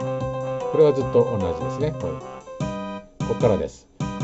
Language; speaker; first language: Japanese; native; Japanese